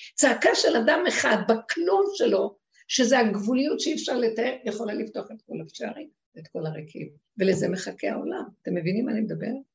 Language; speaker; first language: Hebrew; native; Hebrew